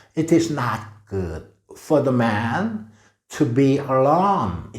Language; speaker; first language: English; non-native, fluent; Korean